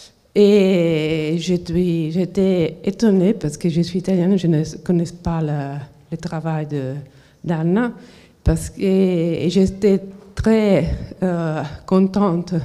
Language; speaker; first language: French; non-native, fluent; Italian